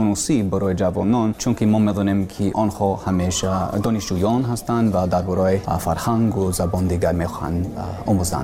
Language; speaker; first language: Persian; non-native, learner; English